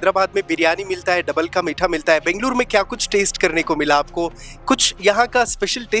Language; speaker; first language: Hindi; non-native, local second language; Kannada